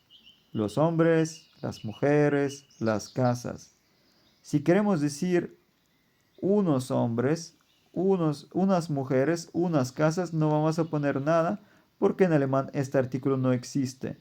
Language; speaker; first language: Spanish; non-native, fluent; German